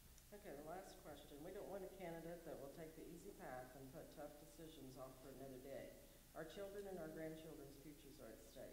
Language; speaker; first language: English; native; English